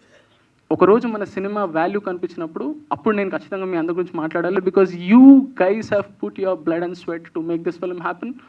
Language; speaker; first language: Telugu; native; Telugu